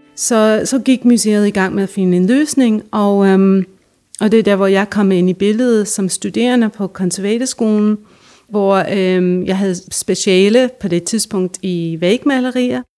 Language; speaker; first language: Danish; non-native, fluent; English